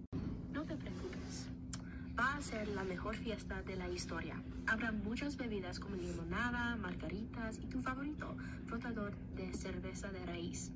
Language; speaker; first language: Spanish; non-native, learner; English